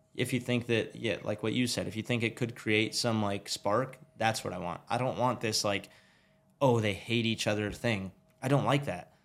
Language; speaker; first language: English; native; English